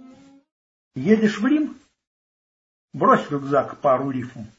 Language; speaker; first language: Russian; native; Russian